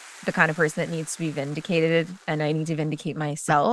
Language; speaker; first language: English; native; English